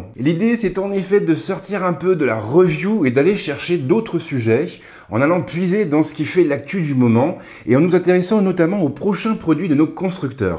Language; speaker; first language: French; native; French